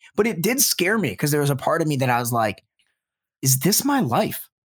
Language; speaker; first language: English; native; English